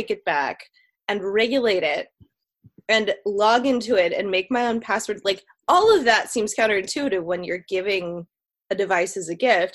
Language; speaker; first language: English; native; English